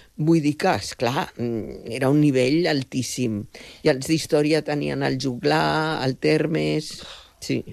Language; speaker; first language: Catalan; non-native, local second language; Spanish